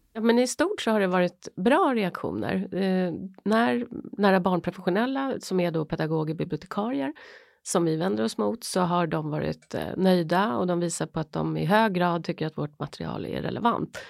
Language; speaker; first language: Swedish; native; Swedish